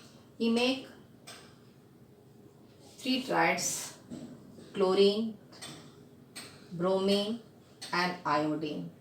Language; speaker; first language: English; non-native, local second language; Hindi